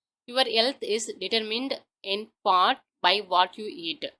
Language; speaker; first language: English; non-native, local second language; Tamil